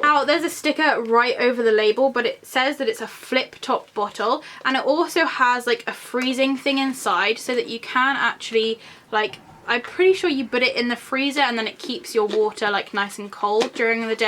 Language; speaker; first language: English; native; English